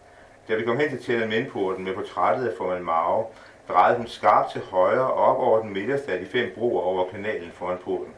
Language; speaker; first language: Danish; native; Danish